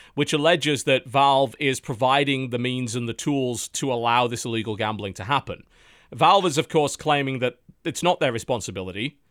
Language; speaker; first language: English; native; English